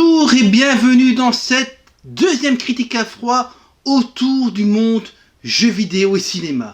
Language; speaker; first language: French; native; French